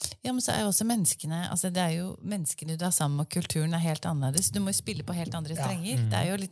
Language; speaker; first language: Norwegian; native; Norwegian